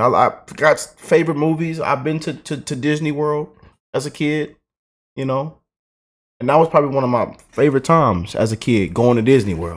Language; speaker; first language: English; native; English